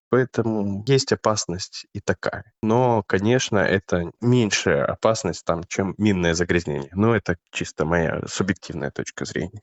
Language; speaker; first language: Russian; native; Russian